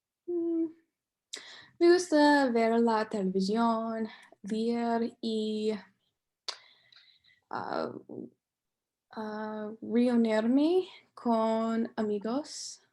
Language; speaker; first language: Spanish; non-native, learner; English